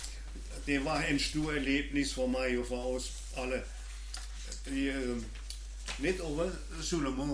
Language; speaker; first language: Norwegian; non-native, learner; German